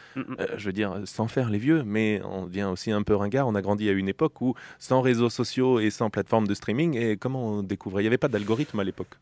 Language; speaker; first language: French; native; French